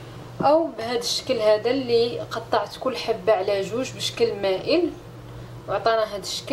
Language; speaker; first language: Arabic; native; Arabic